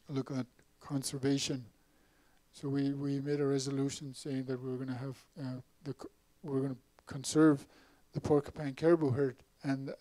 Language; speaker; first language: English; native; English